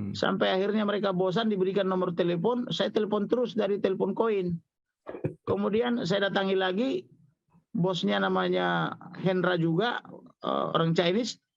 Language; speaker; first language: Indonesian; non-native, local second language; Batak Toba